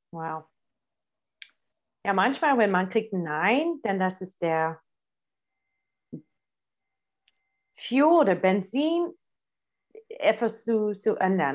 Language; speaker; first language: German; non-native, fluent; English